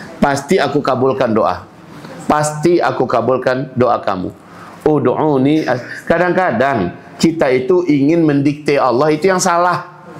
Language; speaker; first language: Malay; non-native, local second language; Minangkabau